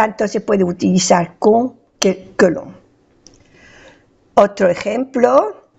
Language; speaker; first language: Spanish; non-native, fluent; French